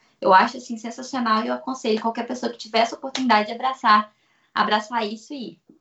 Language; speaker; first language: Portuguese; native; Portuguese